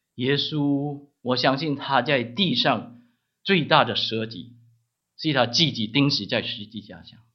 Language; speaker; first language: Chinese; non-native, local second language; Cantonese